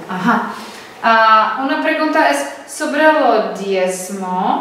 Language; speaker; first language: Spanish; non-native, learner; Czech